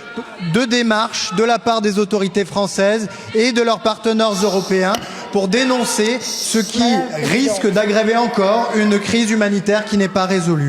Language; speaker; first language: French; native; French